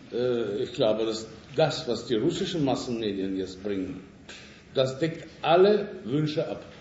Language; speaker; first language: German; non-native, fluent; Russian